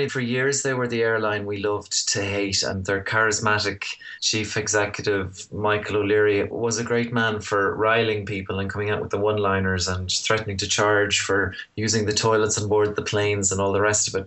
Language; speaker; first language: English; native; English